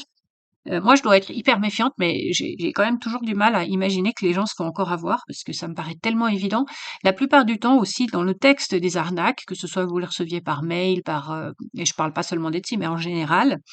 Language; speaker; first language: French; native; French